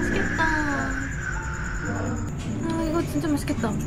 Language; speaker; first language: Korean; non-native, learner; Japanese